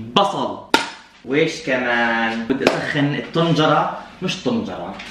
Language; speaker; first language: Arabic; non-native, fluent; English